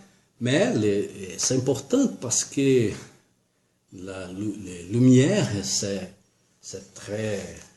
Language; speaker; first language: French; non-native, learner; Portuguese